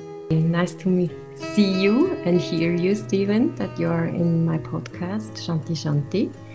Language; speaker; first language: English; non-native, fluent; German